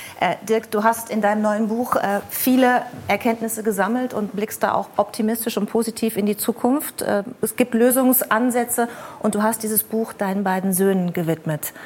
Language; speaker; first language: German; native; German